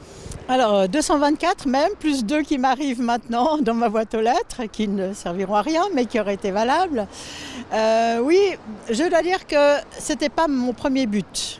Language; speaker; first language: French; native; French